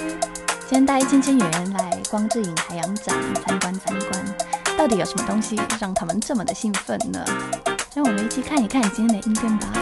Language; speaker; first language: Chinese; non-native, fluent; Polish